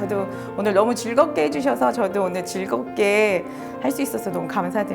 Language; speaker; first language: Korean; native; Korean